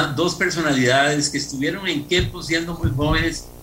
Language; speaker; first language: Spanish; native; Spanish